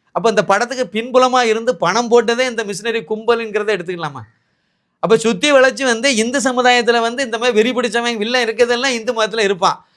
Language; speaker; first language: Tamil; native; Tamil